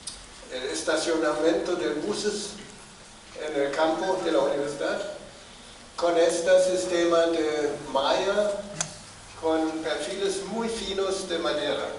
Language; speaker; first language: Spanish; non-native, fluent; German